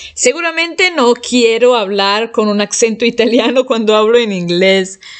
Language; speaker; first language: Spanish; non-native, fluent; Italian